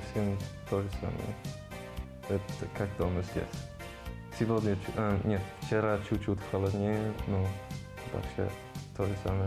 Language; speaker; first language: Russian; non-native, learner; English